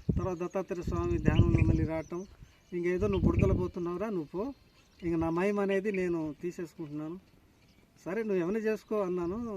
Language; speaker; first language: Telugu; non-native, local second language; Lambadi